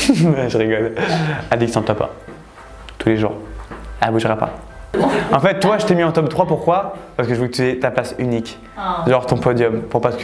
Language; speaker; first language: French; native; French